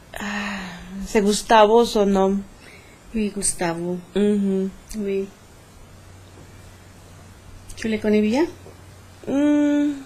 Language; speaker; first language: French; non-native, learner; Spanish